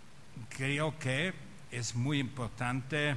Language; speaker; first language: Spanish; non-native, fluent; German